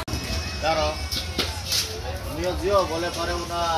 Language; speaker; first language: Italian; non-native, learner; Bangla